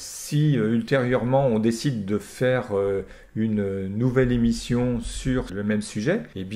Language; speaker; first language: French; native; French